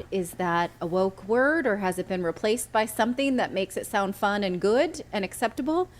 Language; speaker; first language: English; native; English